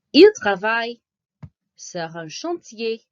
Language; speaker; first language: French; non-native, fluent; English